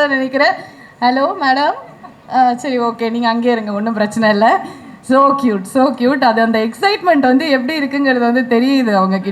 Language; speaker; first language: Tamil; native; Tamil